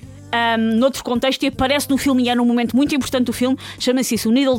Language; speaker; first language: Portuguese; native; Portuguese